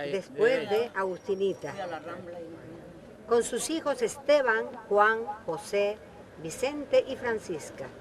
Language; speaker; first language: Spanish; native; Spanish